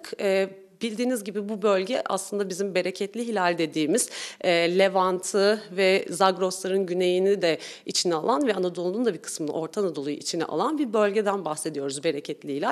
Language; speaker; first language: Turkish; native; Turkish